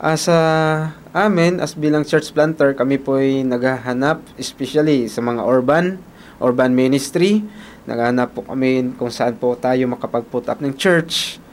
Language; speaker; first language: Filipino; non-native, local second language; Cebuano